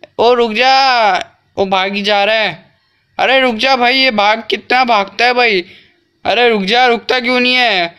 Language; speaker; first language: Hindi; native; Hindi